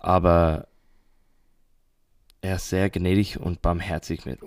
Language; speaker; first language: German; non-native, learner; English